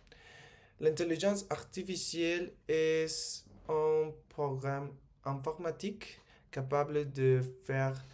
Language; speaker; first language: French; non-native, learner; Spanish